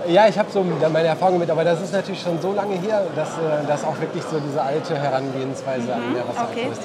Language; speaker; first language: German; native; German